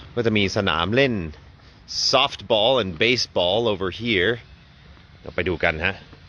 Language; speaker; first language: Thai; non-native, fluent; English